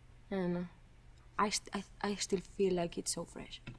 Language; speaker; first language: English; non-native, fluent; Catalan